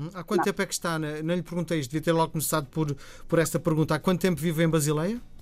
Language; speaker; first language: Portuguese; native; Portuguese